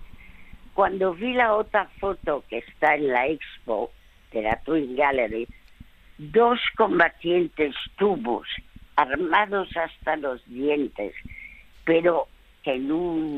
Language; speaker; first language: Spanish; early bilingual, other home language; French